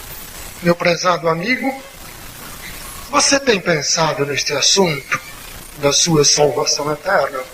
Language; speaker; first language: Portuguese; native; Portuguese